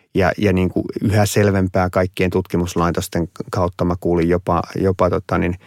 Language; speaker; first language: Finnish; native; Finnish